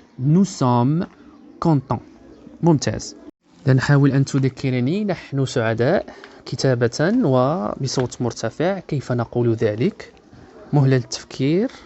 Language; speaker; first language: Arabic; native; Arabic